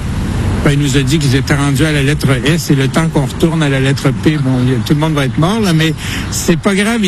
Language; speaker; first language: French; native; French